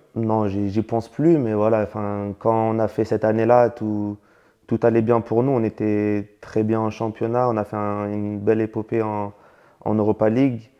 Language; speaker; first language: French; native; French